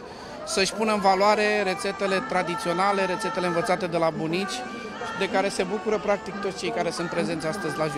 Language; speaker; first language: Romanian; native; Romanian